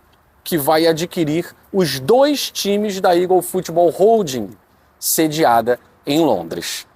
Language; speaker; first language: Portuguese; native; Portuguese